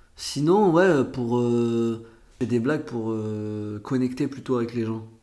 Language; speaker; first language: French; early bilingual, other home language; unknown